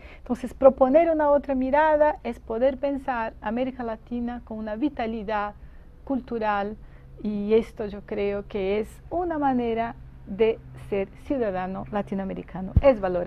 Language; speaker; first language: Spanish; non-native, fluent; Portuguese